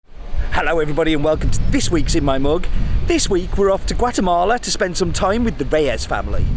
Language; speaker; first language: English; native; English